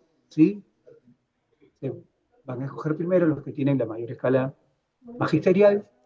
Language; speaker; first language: Spanish; native; Spanish